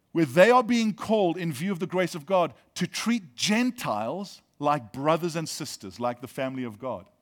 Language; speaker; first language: English; native; English